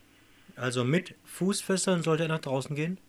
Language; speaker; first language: German; native; German